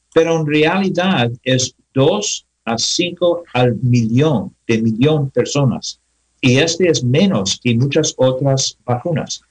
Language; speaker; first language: Spanish; non-native, learner; English